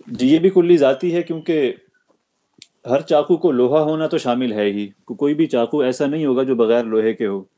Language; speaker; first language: Urdu; native; Urdu